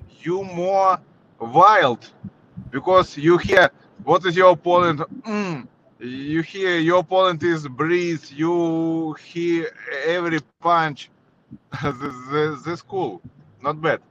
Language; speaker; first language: English; non-native, learner; Russian